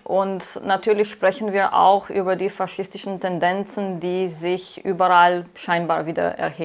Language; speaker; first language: German; non-native, fluent; Romanian